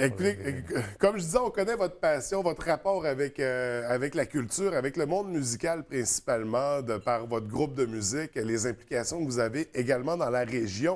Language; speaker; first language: French; native; French